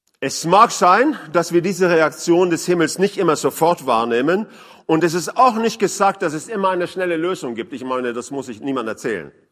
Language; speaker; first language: German; non-native, fluent; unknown